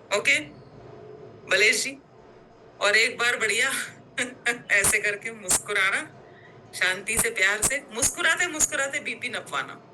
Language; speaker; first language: Hindi; non-native, local second language; Gujarati